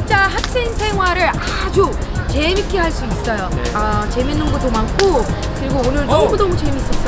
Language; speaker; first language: Korean; non-native, fluent; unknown